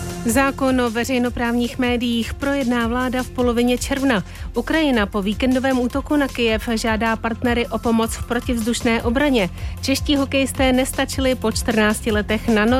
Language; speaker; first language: Czech; native; Czech